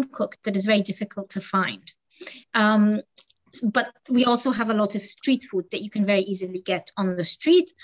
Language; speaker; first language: English; non-native, fluent; Arabic